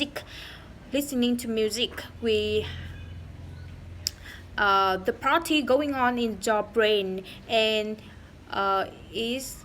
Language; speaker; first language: English; non-native, learner; Vietnamese